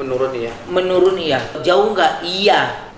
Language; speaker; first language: Indonesian; native; Indonesian